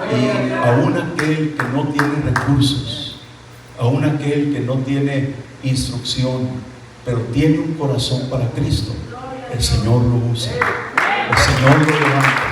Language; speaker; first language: Spanish; native; Spanish